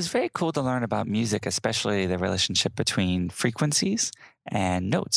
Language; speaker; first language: English; native; English